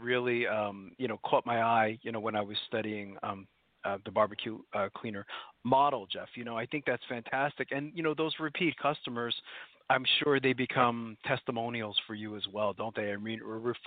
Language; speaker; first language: English; native; English